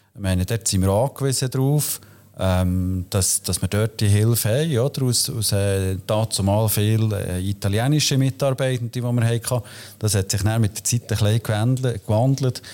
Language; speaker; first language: German; native; German